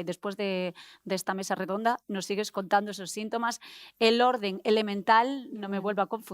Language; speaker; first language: Spanish; native; Spanish